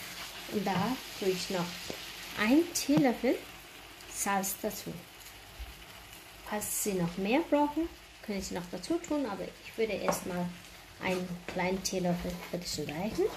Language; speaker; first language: German; non-native, learner; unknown